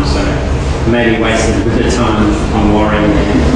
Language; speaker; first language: English; native; English